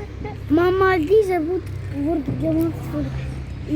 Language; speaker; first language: German; early bilingual, other home language; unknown